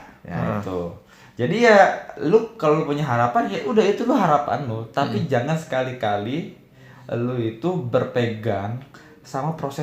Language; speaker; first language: Indonesian; native; Indonesian